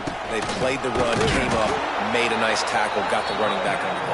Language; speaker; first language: English; native; English